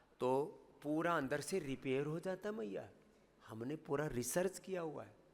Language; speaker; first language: Hindi; native; Hindi